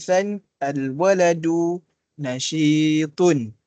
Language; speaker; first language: Arabic; non-native, learner; Malay